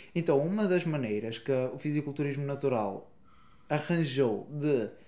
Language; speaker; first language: Portuguese; native; Portuguese